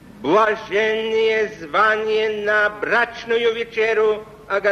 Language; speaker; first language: Russian; non-native, fluent; Polish